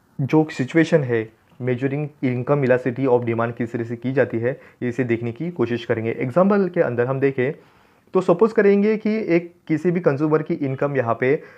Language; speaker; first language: Hindi; non-native, local second language; Marathi